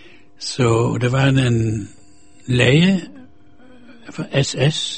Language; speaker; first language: Danish; non-native, fluent; Dutch